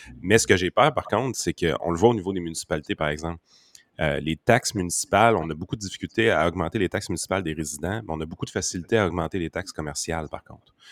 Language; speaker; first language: French; native; French